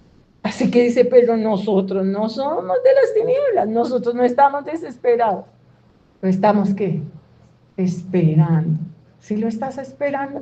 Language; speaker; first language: Spanish; native; Spanish